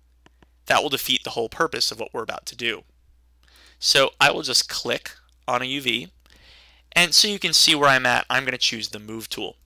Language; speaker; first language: English; native; English